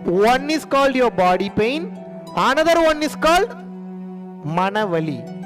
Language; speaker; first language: English; non-native, local second language; Tamil